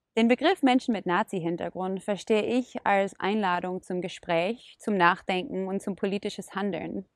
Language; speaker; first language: German; non-native, fluent; Hebrew